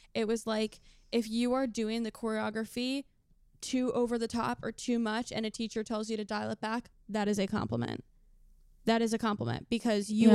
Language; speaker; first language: English; native; English